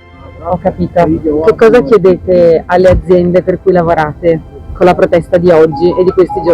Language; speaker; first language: Italian; native; Italian